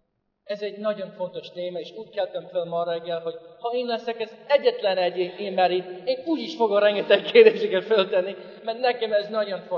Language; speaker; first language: Hungarian; non-native, fluent; English